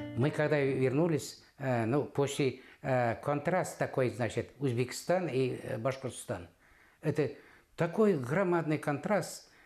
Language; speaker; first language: Russian; non-native, local second language; Bashkir